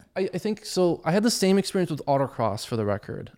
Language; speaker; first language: English; early bilingual, other home language; German